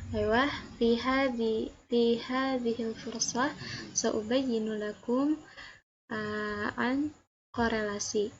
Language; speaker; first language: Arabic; non-native, learner; Indonesian